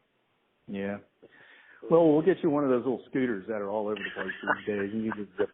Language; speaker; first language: English; native; English